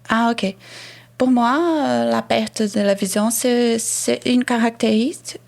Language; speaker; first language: French; non-native, fluent; Portuguese